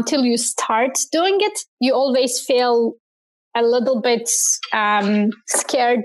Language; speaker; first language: English; non-native, fluent; Turkish